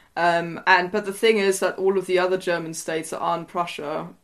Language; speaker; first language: English; non-native, fluent; German